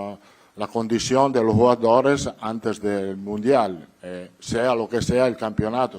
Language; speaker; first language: Spanish; non-native, fluent; Italian